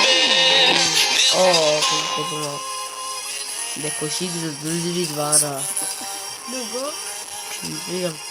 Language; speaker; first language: Korean; native; Korean